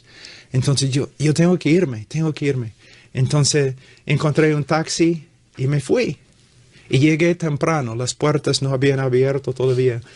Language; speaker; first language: Spanish; non-native, fluent; English